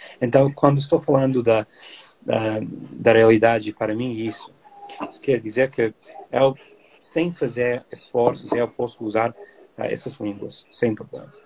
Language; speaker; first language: Portuguese; non-native, fluent; English